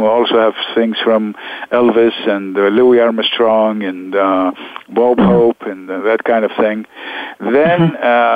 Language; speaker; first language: English; non-native, fluent; Arabic